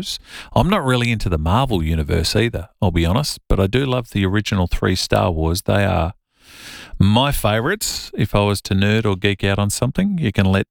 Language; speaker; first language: English; native; English